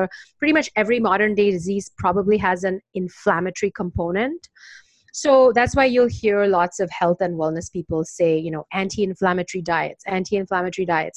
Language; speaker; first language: English; non-native, local second language; Hindi